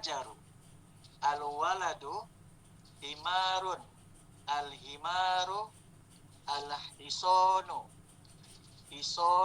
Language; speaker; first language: Arabic; non-native, learner; Malay